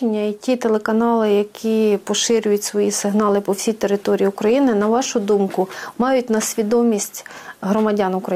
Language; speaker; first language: Ukrainian; native; Ukrainian